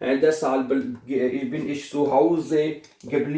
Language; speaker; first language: German; non-native, fluent; Urdu